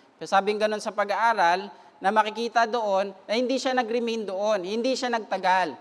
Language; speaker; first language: Filipino; native; Filipino